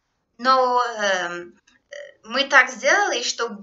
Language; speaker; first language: Russian; non-native, fluent; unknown